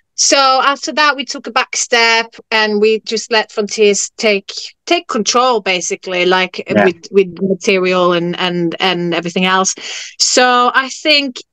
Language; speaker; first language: English; non-native, fluent; Norwegian